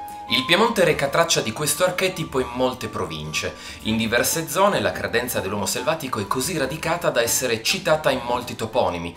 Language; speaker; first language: Italian; native; Italian